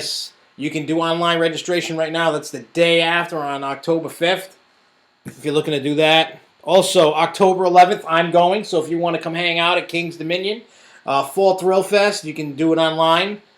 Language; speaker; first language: English; native; English